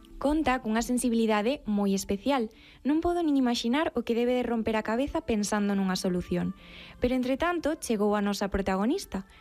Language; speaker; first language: Galician; native; Galician